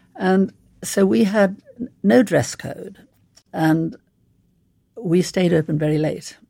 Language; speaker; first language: English; native; English